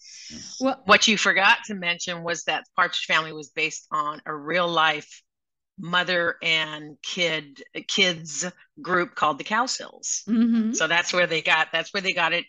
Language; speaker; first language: English; native; English